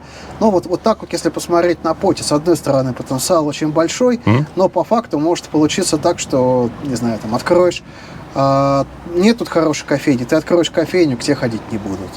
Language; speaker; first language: Russian; native; Russian